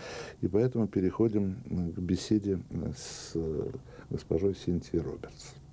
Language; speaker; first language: Russian; native; Russian